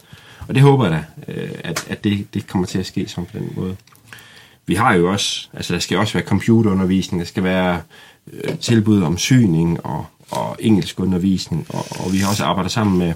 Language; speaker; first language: Danish; native; Danish